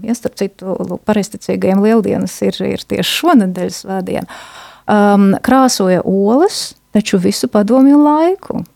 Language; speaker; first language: Latvian; non-native, local second language; Russian